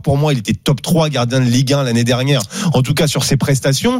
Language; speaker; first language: French; native; French